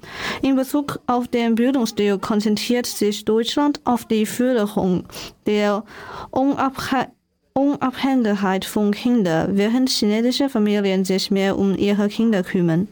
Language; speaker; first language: German; non-native, learner; Chinese